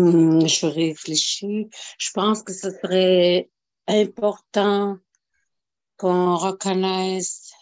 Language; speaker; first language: French; non-native, local second language; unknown